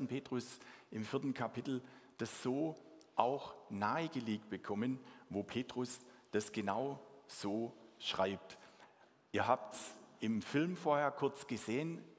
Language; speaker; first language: German; non-native, local second language; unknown